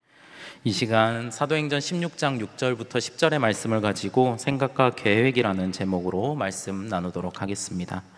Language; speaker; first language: Korean; native; Korean